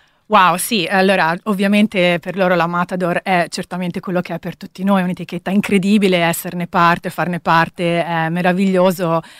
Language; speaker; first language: Italian; native; Italian